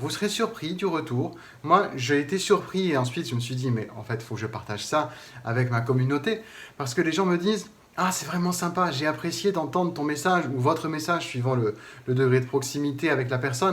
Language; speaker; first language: French; native; French